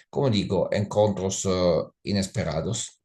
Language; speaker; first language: Spanish; non-native, learner; Italian